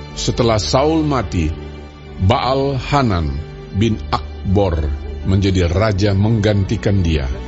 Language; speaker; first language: Indonesian; native; Indonesian